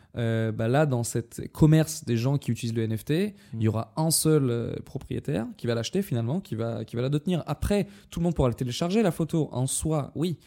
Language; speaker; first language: French; non-native, fluent; Russian